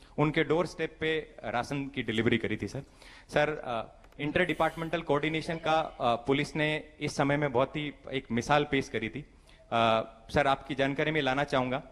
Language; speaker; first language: Hindi; native; Hindi